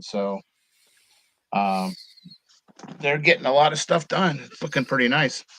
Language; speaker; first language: English; native; English